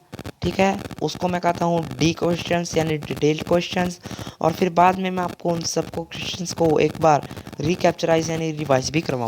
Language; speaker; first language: Hindi; native; Hindi